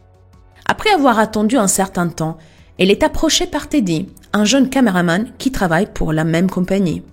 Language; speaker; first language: French; native; French